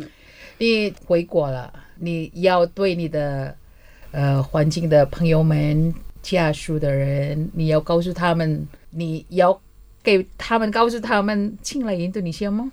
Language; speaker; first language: Chinese; non-native, fluent; Indonesian